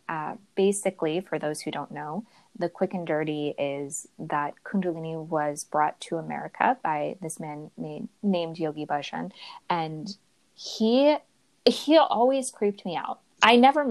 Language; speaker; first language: English; native; English